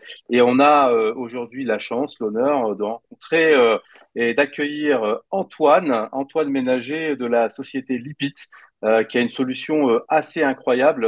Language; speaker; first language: French; native; French